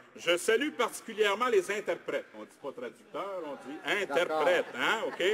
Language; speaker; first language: French; native; French